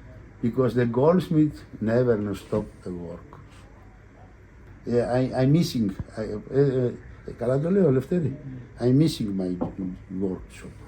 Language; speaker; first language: English; non-native, learner; Greek